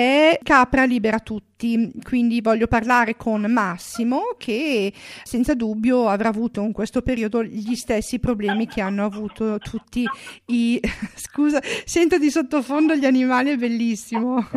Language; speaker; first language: Italian; native; Italian